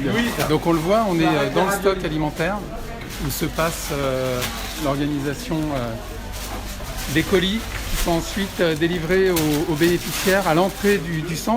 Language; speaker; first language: French; native; French